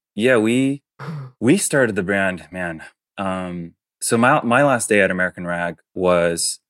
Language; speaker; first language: English; early bilingual, other home language; Chinese